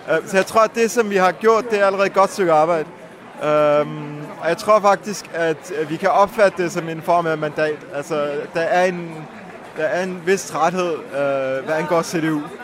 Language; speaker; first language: Danish; early bilingual, heritage; Danish